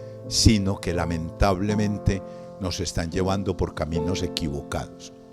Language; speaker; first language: Spanish; native; Spanish